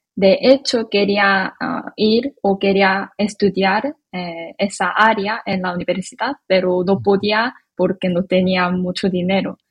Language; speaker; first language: Spanish; non-native, fluent; Korean